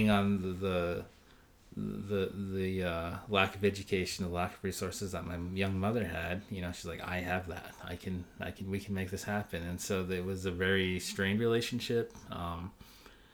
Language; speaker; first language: English; native; English